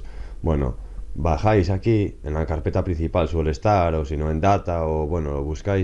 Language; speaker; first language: Spanish; native; Spanish